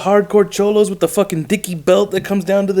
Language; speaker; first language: English; native; English